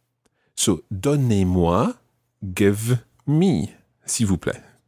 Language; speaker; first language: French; non-native, fluent; English